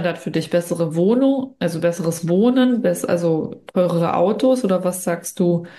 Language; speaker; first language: German; native; German